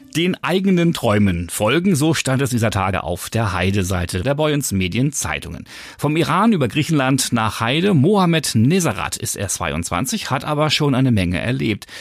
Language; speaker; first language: German; native; German